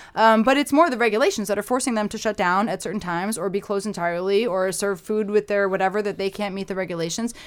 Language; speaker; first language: English; native; English